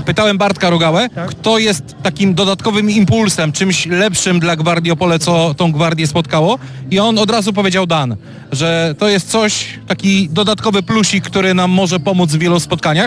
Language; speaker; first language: Polish; native; Polish